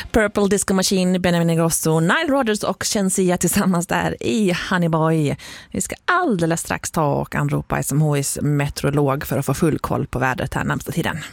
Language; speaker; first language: Swedish; native; Swedish